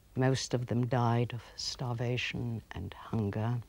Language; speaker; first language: English; early bilingual, other home language; Polish